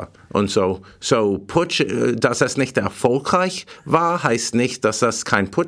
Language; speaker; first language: German; non-native, fluent; English